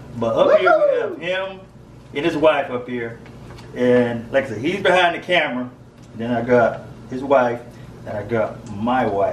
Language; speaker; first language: English; native; English